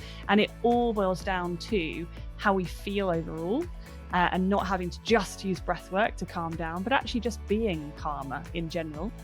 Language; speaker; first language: English; native; English